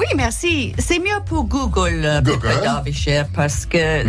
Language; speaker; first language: French; non-native, learner; English